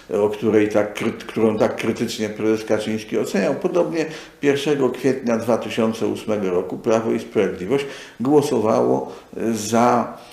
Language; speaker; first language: Polish; native; Polish